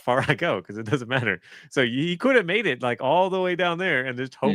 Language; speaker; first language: English; native; English